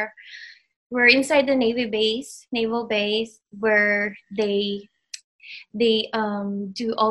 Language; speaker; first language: English; non-native, local second language; Filipino